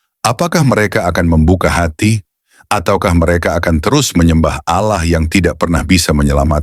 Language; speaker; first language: Indonesian; native; Indonesian